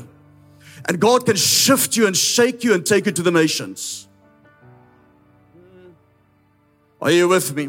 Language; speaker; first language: English; non-native, local second language; Afrikaans